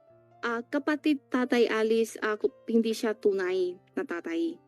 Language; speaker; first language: Filipino; non-native, learner; Chinese